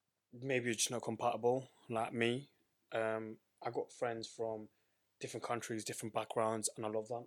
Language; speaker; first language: English; native; English